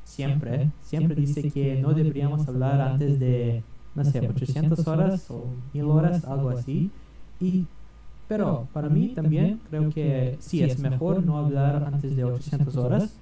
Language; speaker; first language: Spanish; non-native, learner; Serbian